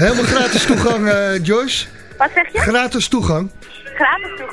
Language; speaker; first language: Dutch; native; Dutch